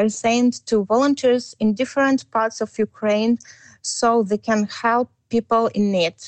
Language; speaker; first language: English; non-native, learner; Ukrainian